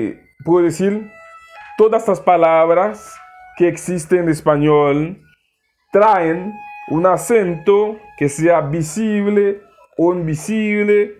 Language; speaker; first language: Spanish; non-native, learner; Haitian Creole